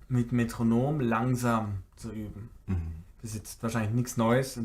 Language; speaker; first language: German; native; German